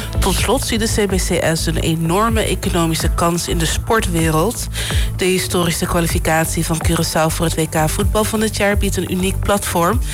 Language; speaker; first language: Dutch; non-native, local second language; Papiamento